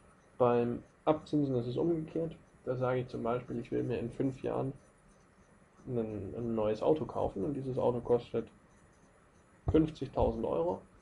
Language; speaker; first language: German; native; German